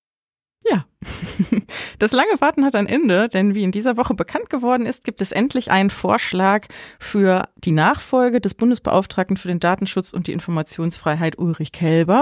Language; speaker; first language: German; native; German